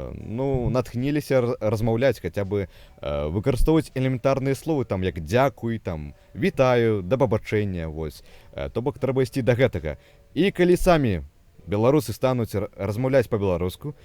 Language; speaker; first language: Belarusian; native; Belarusian